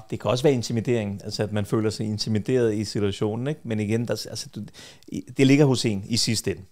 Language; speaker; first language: Danish; early bilingual, other home language; Kurdish